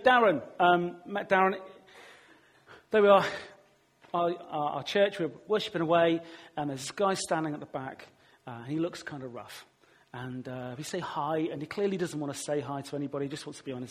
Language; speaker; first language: English; native; English